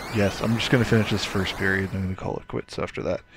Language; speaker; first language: English; native; English